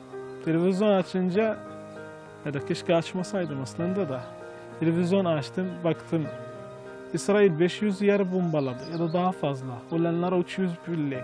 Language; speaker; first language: Turkish; non-native, fluent; Arabic